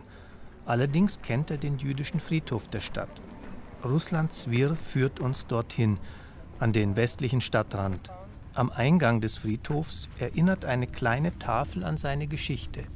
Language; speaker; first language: German; native; German